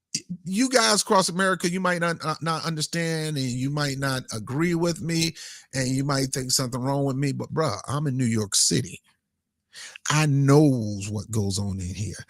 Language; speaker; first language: English; native; English